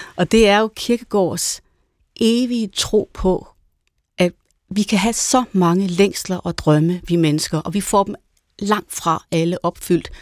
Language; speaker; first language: Danish; native; Danish